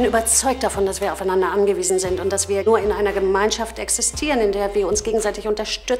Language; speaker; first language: German; native; German